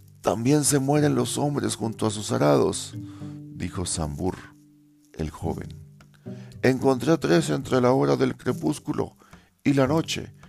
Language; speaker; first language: Spanish; native; Spanish